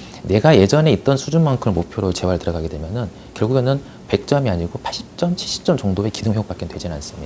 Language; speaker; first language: Korean; native; Korean